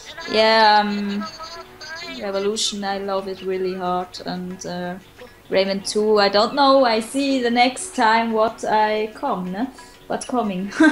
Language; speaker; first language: English; non-native, learner; German